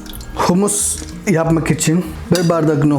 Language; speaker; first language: Turkish; non-native, learner; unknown